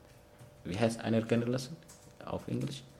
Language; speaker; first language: German; non-native, learner; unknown